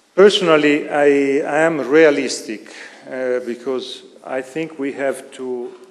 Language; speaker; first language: English; non-native, fluent; Italian